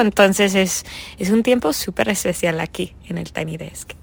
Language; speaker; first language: Spanish; early bilingual, heritage; English